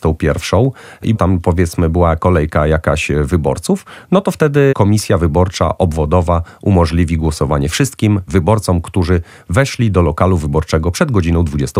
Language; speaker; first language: Polish; native; Polish